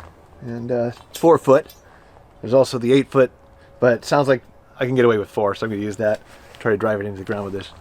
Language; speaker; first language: English; native; English